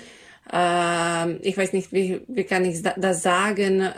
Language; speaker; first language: German; non-native, fluent; Serbian